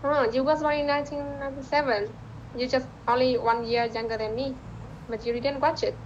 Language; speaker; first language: English; non-native, learner; Vietnamese